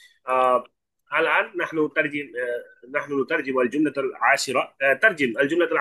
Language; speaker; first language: Arabic; non-native, fluent; Bangla